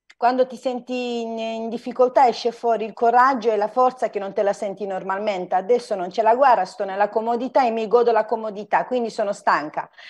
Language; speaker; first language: Italian; non-native, fluent; Turkish